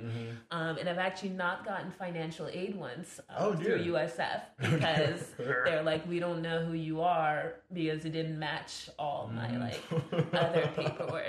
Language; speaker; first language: English; non-native, fluent; French